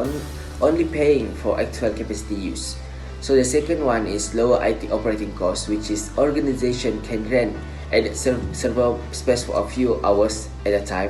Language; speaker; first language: English; non-native, local second language; Malay